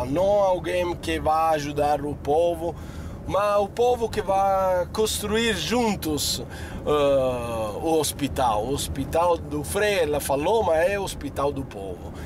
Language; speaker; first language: Portuguese; non-native, fluent; Italian